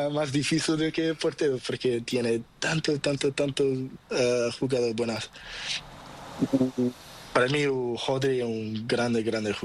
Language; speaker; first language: Spanish; non-native, learner; Portuguese